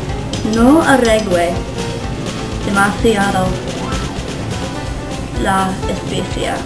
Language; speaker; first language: Spanish; non-native, learner; English